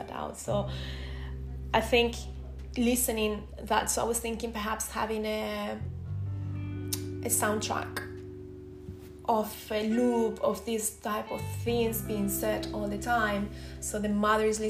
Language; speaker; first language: English; non-native, fluent; Spanish